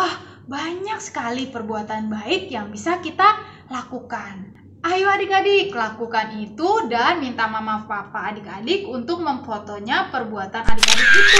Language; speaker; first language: Indonesian; native; Indonesian